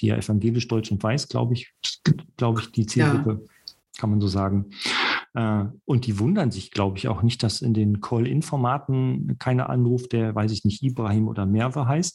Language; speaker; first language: German; native; German